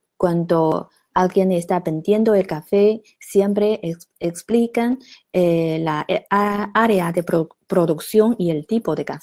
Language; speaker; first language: Spanish; non-native, fluent; Chinese